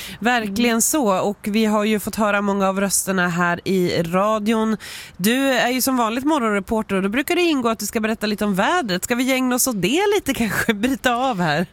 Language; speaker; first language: Swedish; native; Swedish